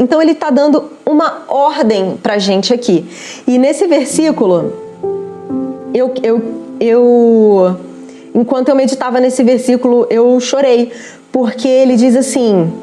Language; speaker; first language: Portuguese; native; Portuguese